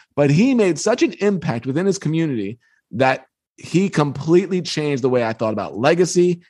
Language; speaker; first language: English; native; English